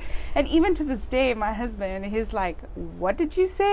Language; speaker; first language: English; native; English